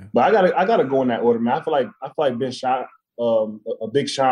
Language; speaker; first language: English; native; English